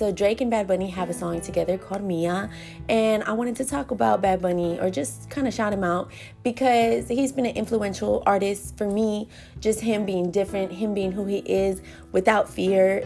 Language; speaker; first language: English; early bilingual, other home language; Spanish